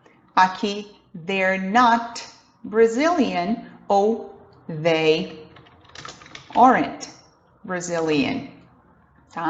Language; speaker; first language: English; non-native, fluent; Portuguese